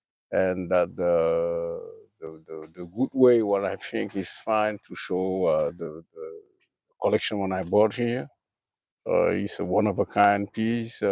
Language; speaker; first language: English; non-native, learner; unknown